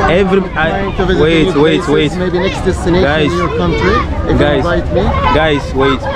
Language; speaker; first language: English; non-native, fluent; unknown